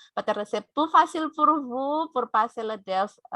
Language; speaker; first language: French; non-native, fluent; Indonesian